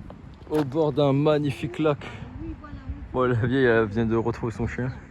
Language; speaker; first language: French; native; French